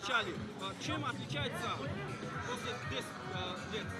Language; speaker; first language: Russian; non-native, local second language; Tajik